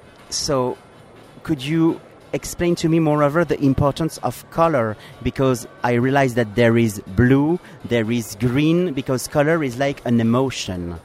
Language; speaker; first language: English; non-native, fluent; French